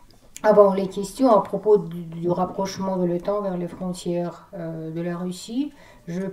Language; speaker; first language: French; non-native, fluent; Russian